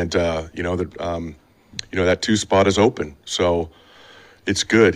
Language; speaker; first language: English; native; English